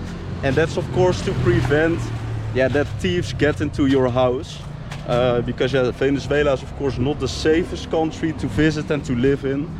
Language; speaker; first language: English; non-native, fluent; Dutch